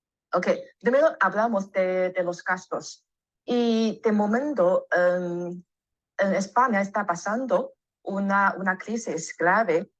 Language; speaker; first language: Spanish; non-native, learner; Chinese